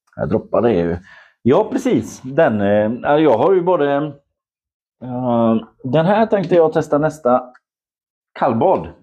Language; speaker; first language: Swedish; non-native, fluent; Polish